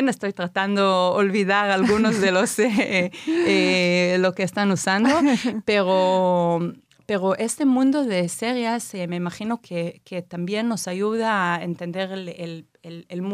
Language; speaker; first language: Spanish; non-native, fluent; Hebrew